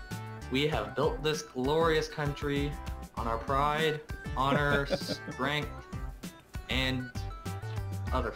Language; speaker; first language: English; native; English